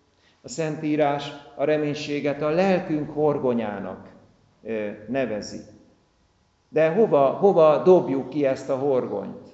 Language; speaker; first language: Hungarian; native; Hungarian